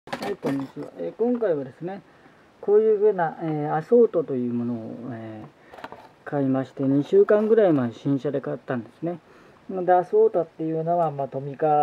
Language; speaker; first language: Japanese; native; Japanese